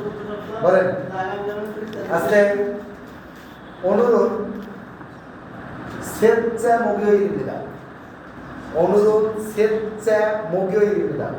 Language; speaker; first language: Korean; non-native, learner; Bangla